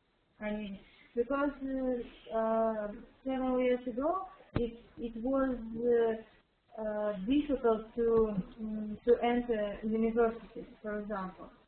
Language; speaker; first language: English; non-native, learner; Russian